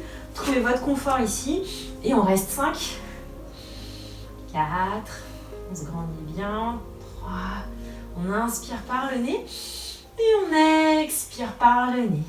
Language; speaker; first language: French; native; French